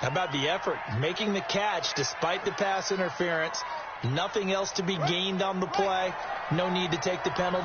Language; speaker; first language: English; native; English